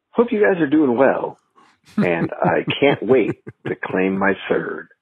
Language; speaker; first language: English; native; English